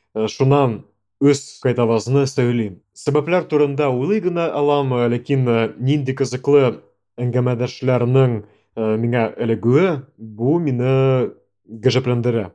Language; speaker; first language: Tatar; non-native, local second language; Russian